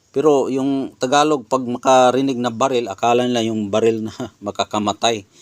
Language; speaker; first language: Filipino; non-native, local second language; Cebuano